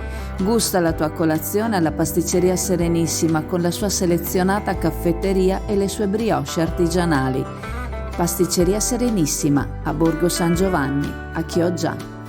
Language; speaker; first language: Italian; native; Italian